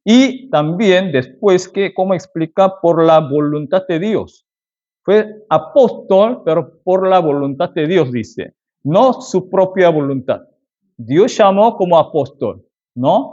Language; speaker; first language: Spanish; non-native, fluent; Korean